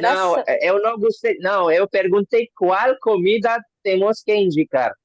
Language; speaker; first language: Portuguese; non-native, learner; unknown